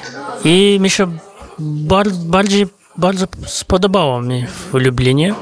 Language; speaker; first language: Polish; non-native, fluent; Kazakh